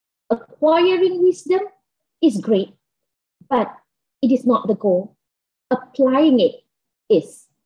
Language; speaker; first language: English; non-native, local second language; Malay